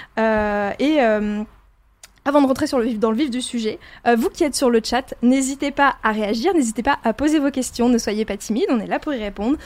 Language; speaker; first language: French; native; French